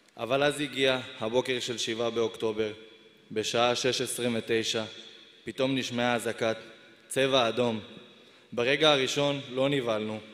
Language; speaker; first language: Hebrew; native; Hebrew